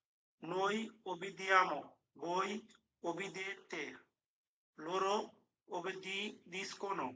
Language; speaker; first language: Italian; non-native, learner; Bangla